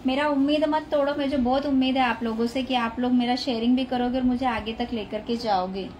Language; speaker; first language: Hindi; non-native, local second language; Marathi